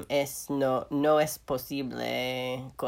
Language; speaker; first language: Spanish; non-native, learner; English